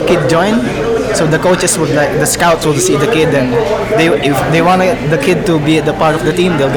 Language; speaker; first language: English; non-native, local second language; Pampanga